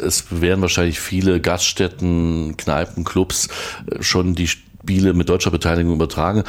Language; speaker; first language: German; native; German